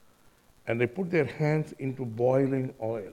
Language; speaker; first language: English; non-native, local second language; Tamil